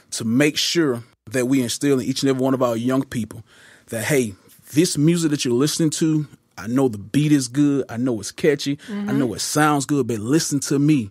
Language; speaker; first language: English; native; English